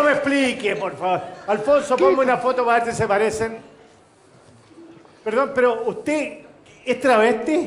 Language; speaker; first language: Spanish; native; Spanish